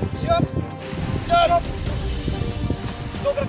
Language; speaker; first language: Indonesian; non-native, local second language; Nias